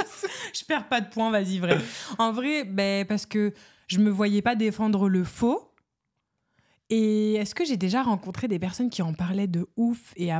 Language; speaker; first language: French; native; French